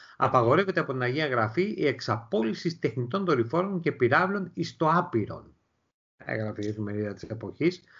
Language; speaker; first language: Greek; native; Greek